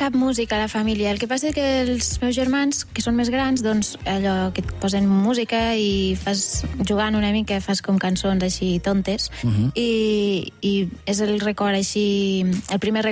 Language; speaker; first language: Catalan; native; Catalan